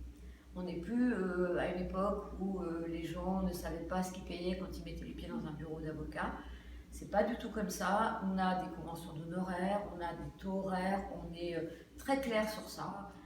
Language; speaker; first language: French; native; French